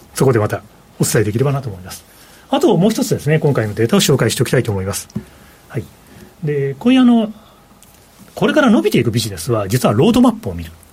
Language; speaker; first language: Japanese; native; Japanese